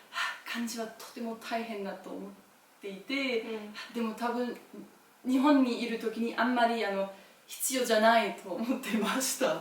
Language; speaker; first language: Japanese; non-native, learner; German